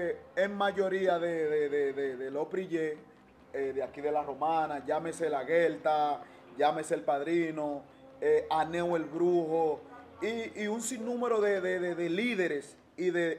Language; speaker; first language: Spanish; native; Spanish